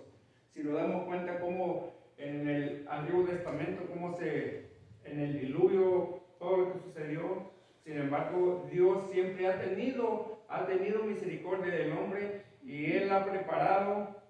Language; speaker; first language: Spanish; native; Spanish